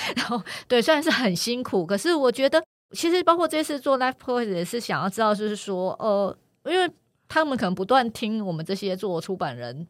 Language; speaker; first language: Chinese; native; Chinese